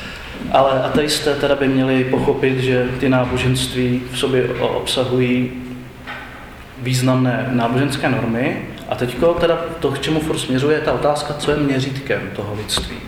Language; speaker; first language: Czech; native; Czech